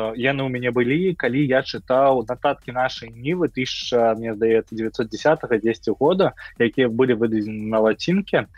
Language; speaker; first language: Belarusian; non-native, local second language; Russian